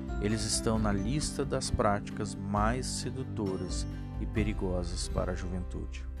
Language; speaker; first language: Portuguese; native; Portuguese